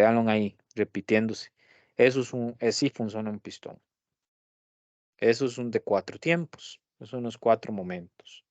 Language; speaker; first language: Spanish; native; Spanish